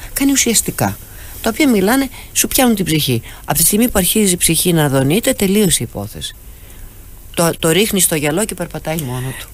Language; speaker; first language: Greek; native; Greek